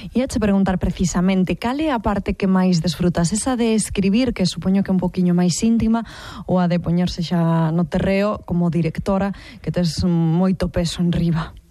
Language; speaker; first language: Galician; native; Galician